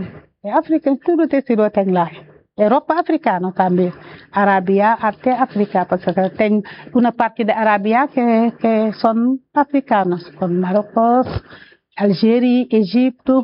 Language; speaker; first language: Portuguese; non-native, learner; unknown